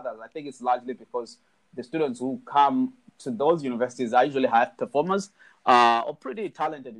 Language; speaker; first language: English; non-native, local second language; Shona